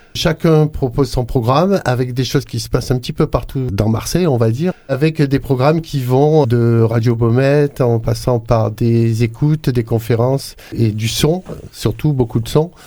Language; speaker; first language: French; native; French